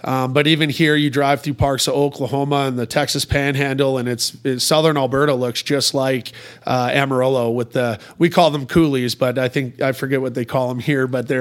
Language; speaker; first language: English; native; English